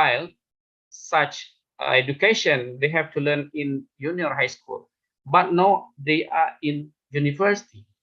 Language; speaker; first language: English; non-native, fluent; Indonesian